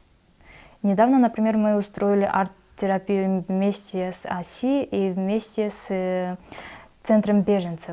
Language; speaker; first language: Russian; non-native, local second language; Kyrgyz